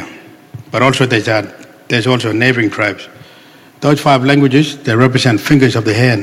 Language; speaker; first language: English; non-native, local second language; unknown